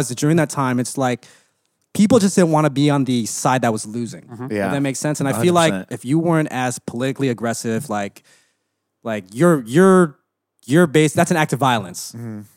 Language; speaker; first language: English; early bilingual, other home language; Filipino